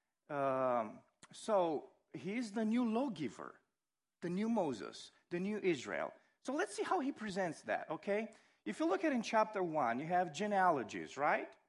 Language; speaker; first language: English; non-native, fluent; Romanian